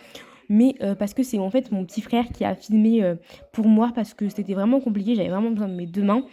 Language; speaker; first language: French; native; French